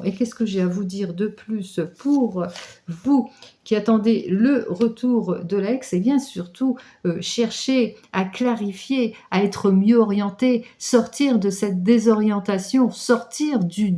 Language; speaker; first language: French; native; French